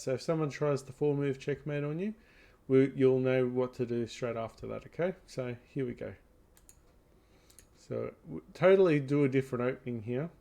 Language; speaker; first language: English; native; English